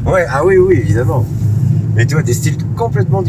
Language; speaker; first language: French; native; French